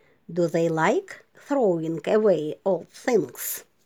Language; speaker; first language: English; non-native, fluent; Ukrainian